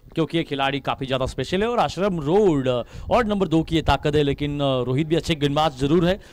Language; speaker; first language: Hindi; non-native, local second language; Marathi